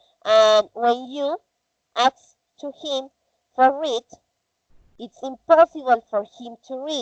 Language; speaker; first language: English; non-native, learner; Spanish